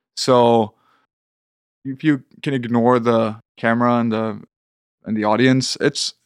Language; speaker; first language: English; non-native, fluent; Swedish